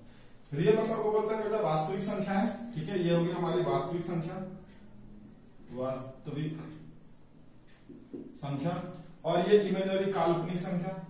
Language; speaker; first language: Hindi; native; Hindi